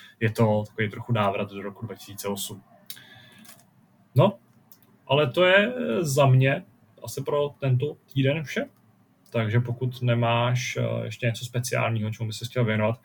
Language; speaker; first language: Czech; native; Czech